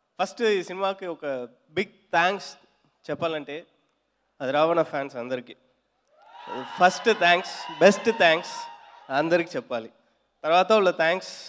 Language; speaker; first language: Telugu; non-native, learner; Tamil